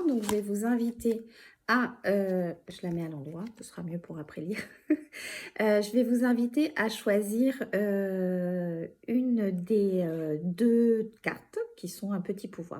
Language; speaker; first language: French; native; French